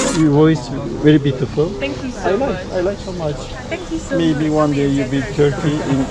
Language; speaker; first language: English; non-native, learner; Turkish